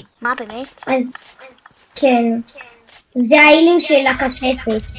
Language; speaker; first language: Hebrew; native; Hebrew